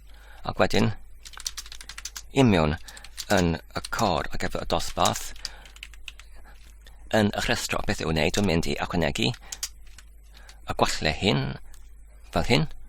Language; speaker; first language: Welsh; non-native, learner; English